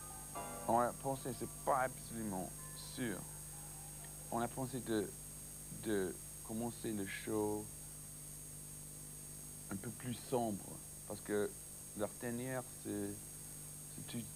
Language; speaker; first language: French; non-native, learner; English